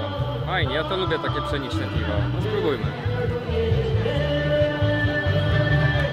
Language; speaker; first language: Polish; native; Polish